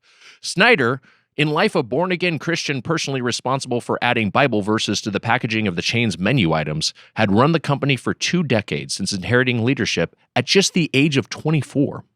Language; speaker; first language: English; native; English